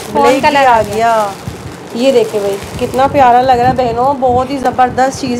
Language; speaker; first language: Urdu; native; Urdu